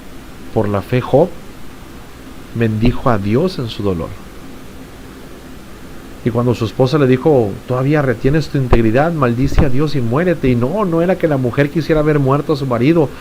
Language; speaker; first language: Spanish; native; Spanish